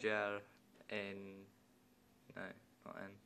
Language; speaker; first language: Spanish; non-native, learner; English